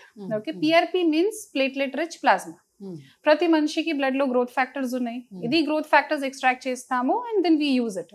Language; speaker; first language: Telugu; non-native, fluent; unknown